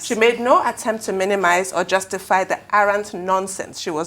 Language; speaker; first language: English; native; English